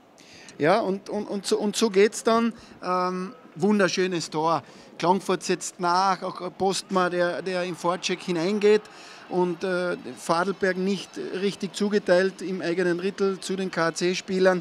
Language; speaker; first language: German; native; German